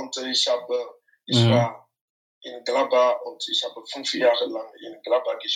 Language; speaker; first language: German; non-native, fluent; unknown